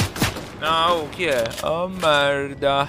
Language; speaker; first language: Italian; native; Italian